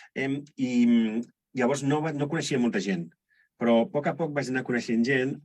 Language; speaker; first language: Catalan; native; Catalan